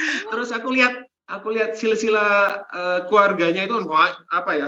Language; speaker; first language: Indonesian; non-native, fluent; English